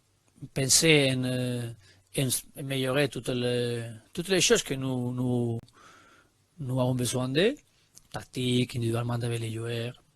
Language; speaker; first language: French; non-native, learner; Spanish